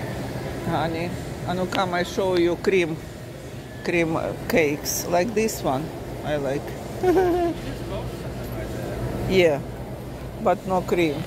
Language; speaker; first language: English; non-native, learner; Russian